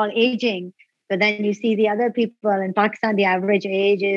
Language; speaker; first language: English; non-native, local second language; Urdu